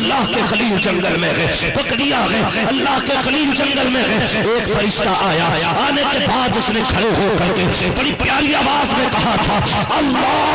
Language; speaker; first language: Hindi; native; Hindi